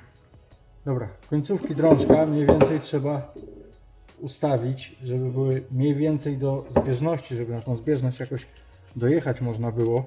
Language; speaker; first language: Polish; native; Polish